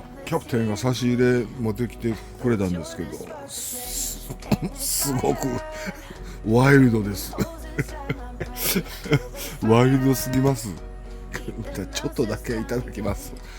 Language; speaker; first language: Japanese; native; Japanese